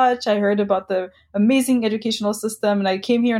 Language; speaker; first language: English; non-native, fluent; Amharic